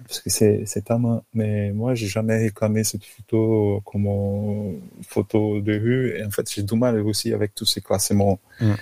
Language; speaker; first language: French; non-native, fluent; Portuguese